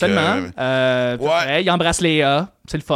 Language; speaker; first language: French; native; French